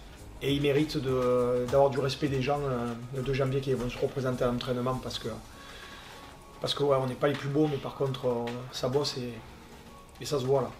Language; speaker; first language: French; native; French